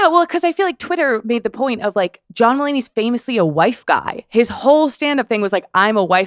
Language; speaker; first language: English; native; English